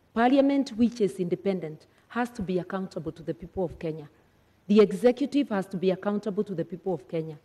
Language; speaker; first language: English; non-native, local second language; Kikuyu